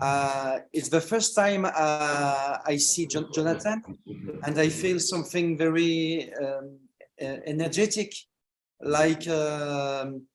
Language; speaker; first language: English; non-native, learner; French